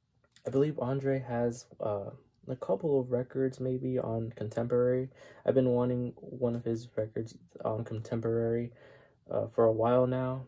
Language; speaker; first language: English; native; English